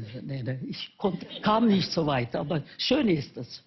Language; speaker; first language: German; non-native, fluent; Norwegian